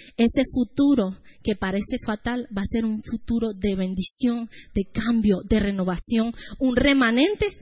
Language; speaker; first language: Spanish; native; Spanish